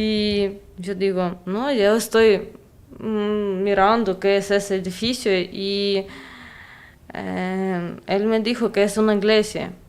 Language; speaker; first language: Spanish; non-native, learner; Russian